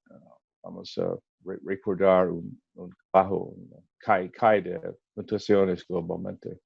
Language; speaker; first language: Spanish; non-native, learner; English